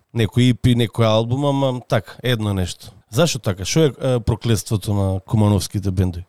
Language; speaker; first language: Macedonian; native; Macedonian